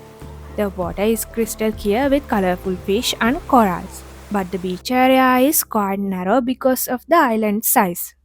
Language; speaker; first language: English; non-native, fluent; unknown